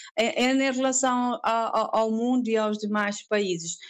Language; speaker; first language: Portuguese; non-native, local second language; Kabuverdianu